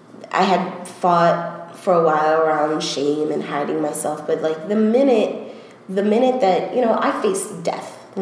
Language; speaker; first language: English; early bilingual, other home language; Spanish